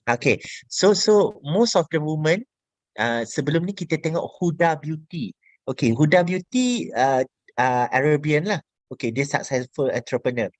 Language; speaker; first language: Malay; native; Malay